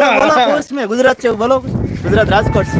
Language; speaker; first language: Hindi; non-native, local second language; Gujarati